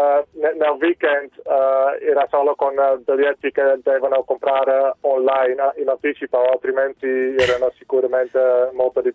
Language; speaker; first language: Italian; non-native, learner; Dutch